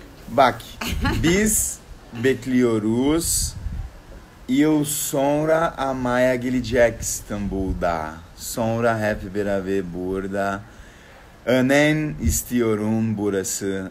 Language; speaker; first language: Turkish; non-native, learner; Portuguese